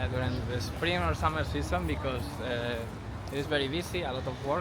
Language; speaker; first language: English; non-native, fluent; Spanish